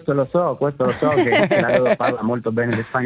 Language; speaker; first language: Italian; non-native, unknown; Spanish